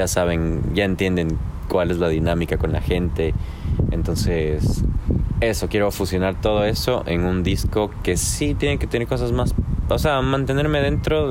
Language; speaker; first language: Spanish; native; Spanish